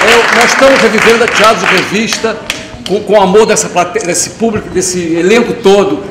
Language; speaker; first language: Portuguese; native; Portuguese